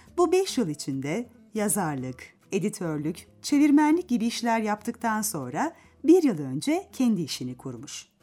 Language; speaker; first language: Turkish; native; Turkish